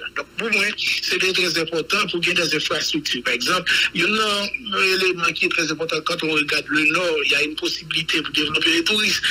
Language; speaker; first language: French; non-native, local second language; Haitian Creole